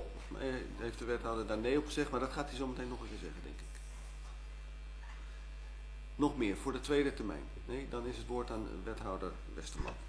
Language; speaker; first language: Dutch; native; Dutch